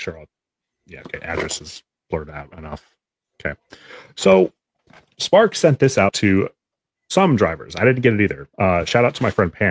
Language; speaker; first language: English; native; English